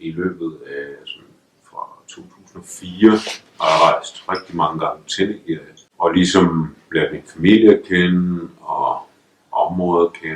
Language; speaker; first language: Danish; early bilingual, other home language; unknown